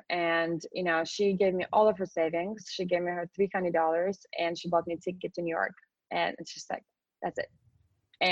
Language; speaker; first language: English; non-native, fluent; Russian